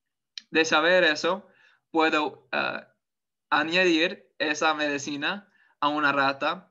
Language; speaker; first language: Spanish; non-native, fluent; English